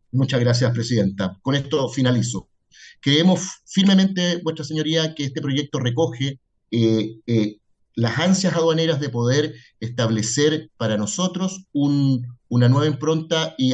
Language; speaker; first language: Spanish; native; Spanish